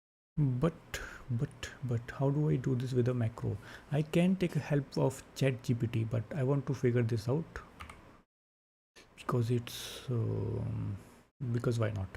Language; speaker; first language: English; non-native, local second language; Hindi